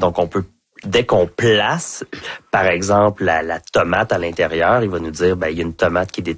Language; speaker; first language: French; native; French